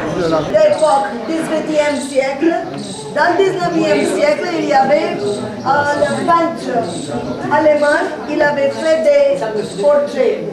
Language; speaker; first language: French; non-native, fluent; Hindi